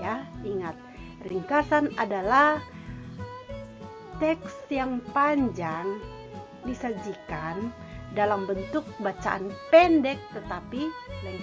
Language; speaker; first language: Indonesian; native; Indonesian